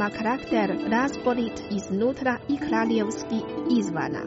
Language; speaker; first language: Croatian; non-native, fluent; Chinese